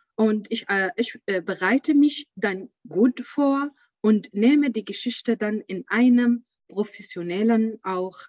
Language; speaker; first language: German; non-native, learner; Arabic